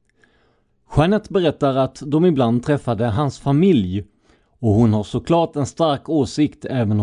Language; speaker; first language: Swedish; native; Swedish